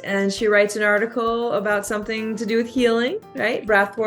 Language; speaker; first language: English; native; English